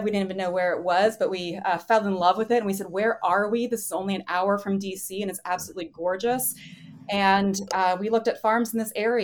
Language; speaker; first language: English; native; English